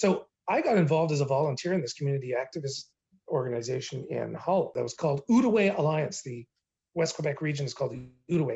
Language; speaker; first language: English; native; English